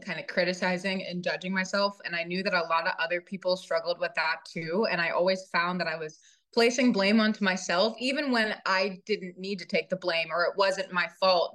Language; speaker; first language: English; native; English